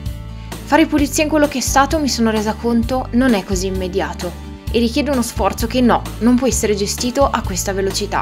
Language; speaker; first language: Italian; native; Italian